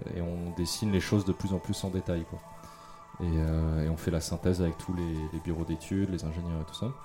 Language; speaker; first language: French; native; French